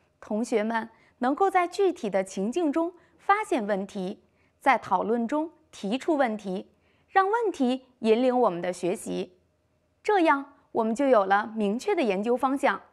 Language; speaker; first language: Chinese; native; Chinese